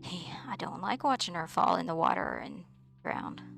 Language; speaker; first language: English; native; English